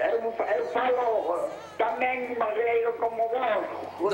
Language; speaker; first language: Portuguese; non-native, learner; Spanish